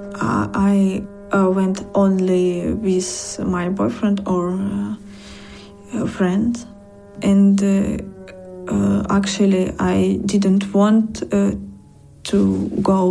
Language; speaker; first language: English; non-native, learner; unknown